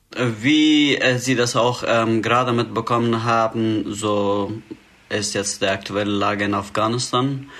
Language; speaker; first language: German; non-native, fluent; Persian